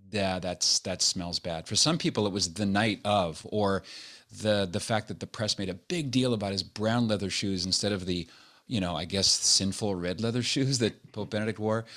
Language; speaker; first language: English; native; English